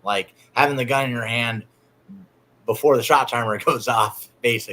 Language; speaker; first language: English; native; English